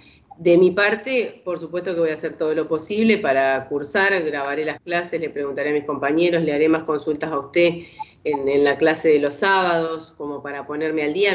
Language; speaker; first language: Spanish; native; Spanish